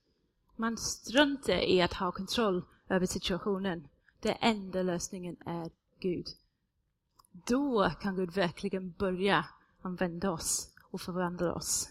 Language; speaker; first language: Swedish; non-native, fluent; English